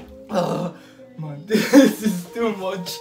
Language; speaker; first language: English; non-native, fluent; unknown